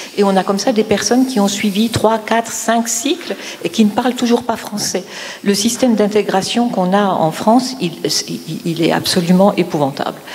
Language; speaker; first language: French; native; French